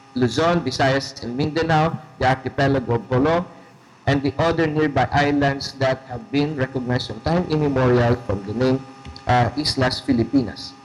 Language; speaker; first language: English; non-native, local second language; Filipino